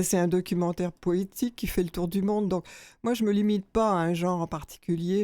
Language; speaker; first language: French; native; French